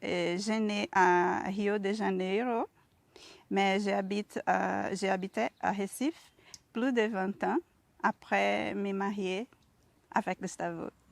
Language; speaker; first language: French; non-native, learner; Portuguese